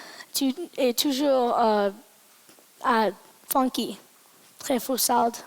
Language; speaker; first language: French; non-native, local second language; English